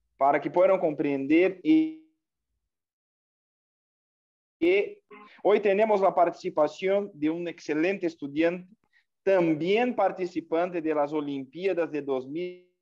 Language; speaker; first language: Spanish; non-native, fluent; Portuguese